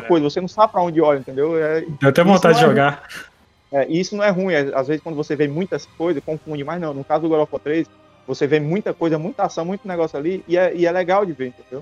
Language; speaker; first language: Portuguese; native; Portuguese